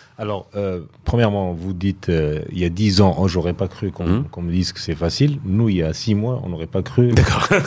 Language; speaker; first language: French; non-native, local second language; Arabic